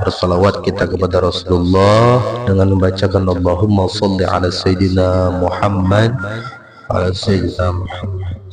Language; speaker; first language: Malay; non-native, local second language; Banjar